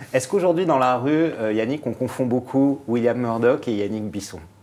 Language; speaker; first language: French; native; French